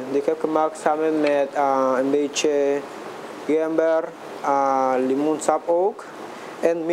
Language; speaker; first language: Dutch; non-native, learner; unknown